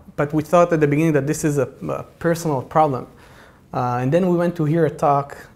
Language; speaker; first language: English; non-native, fluent; Hebrew